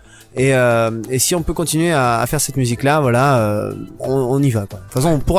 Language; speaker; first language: French; native; French